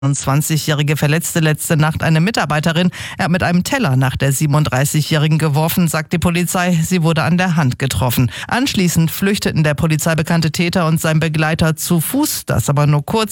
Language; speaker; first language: German; native; German